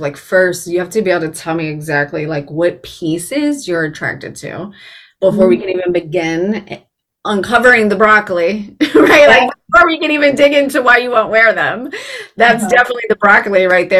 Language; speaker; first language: English; native; English